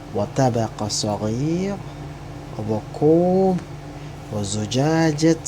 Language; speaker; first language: Arabic; non-native, fluent; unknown